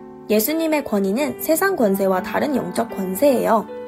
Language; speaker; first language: Korean; native; Korean